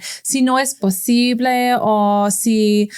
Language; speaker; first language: Spanish; non-native, fluent; English